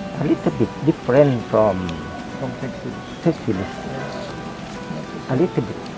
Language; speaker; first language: English; non-native, learner; Thai